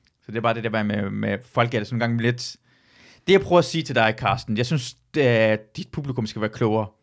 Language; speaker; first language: Danish; early bilingual, other home language; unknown